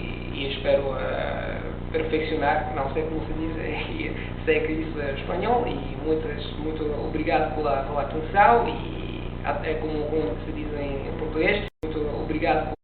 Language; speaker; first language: Portuguese; non-native, learner; Italian